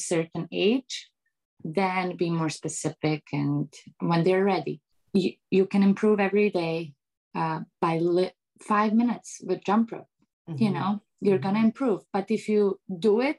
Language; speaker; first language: English; non-native, fluent; Bosnian